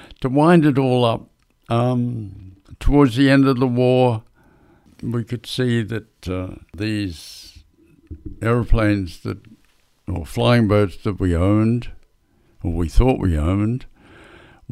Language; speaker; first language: English; native; English